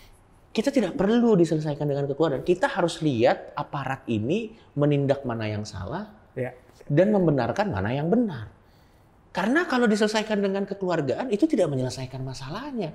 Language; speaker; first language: Indonesian; native; Indonesian